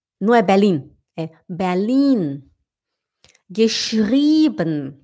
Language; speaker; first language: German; non-native, fluent; Portuguese